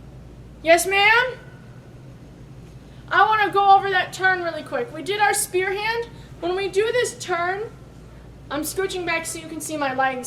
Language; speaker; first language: English; native; English